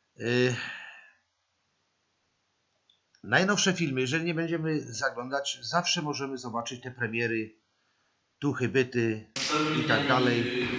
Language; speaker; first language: Polish; native; Polish